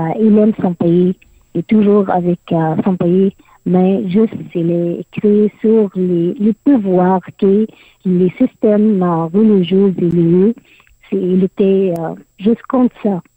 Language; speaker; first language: French; non-native, learner; Arabic